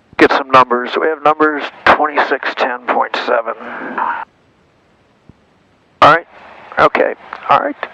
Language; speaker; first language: English; native; English